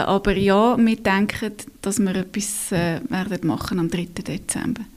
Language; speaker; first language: German; native; German